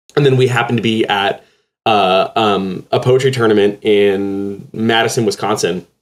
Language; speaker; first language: English; native; English